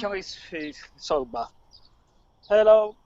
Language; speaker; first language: English; non-native, learner; Spanish